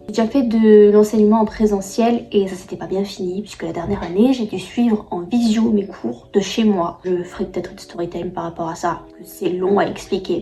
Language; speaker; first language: French; native; French